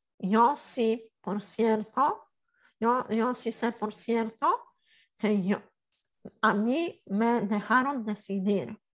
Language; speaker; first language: Spanish; non-native, fluent; Polish